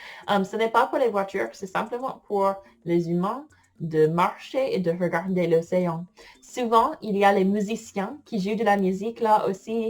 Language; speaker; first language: French; non-native, fluent; English